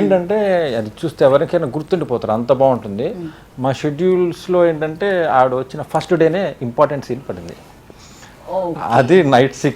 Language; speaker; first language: Telugu; native; Telugu